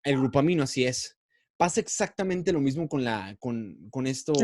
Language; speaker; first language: Spanish; native; Spanish